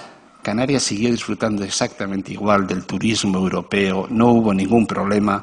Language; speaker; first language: Spanish; native; Spanish